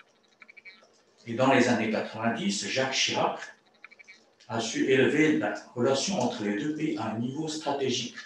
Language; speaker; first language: French; non-native, fluent; Chinese